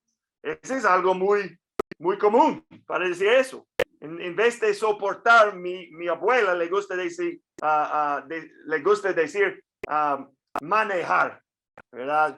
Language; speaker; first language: Spanish; non-native, fluent; English